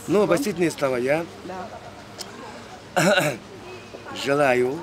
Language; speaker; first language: Russian; non-native, learner; Mongolian